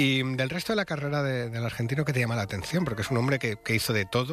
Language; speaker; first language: Spanish; native; Spanish